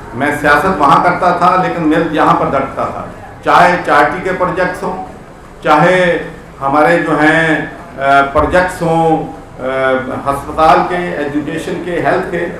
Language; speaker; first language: Urdu; non-native, local second language; Punjabi